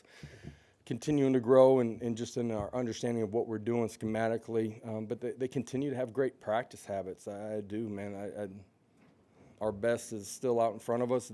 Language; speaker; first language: English; native; English